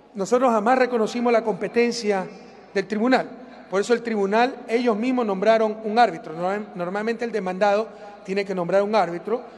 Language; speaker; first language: Spanish; native; Spanish